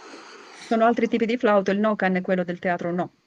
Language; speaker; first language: Italian; native; Italian